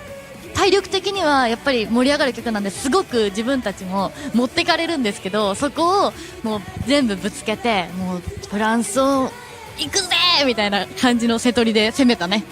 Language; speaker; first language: Japanese; native; Japanese